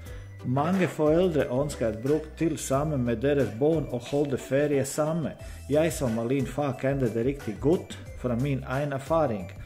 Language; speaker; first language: Swedish; non-native, learner; Danish